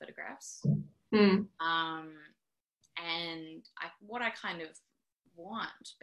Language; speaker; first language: English; native; English